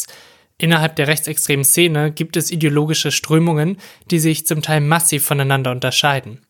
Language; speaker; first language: German; native; German